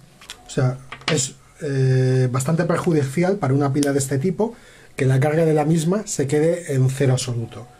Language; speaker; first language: Spanish; native; Spanish